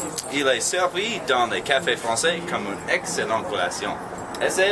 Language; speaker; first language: French; non-native, learner; English